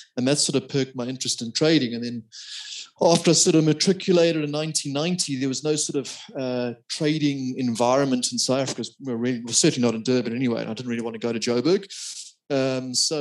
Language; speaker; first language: English; native; English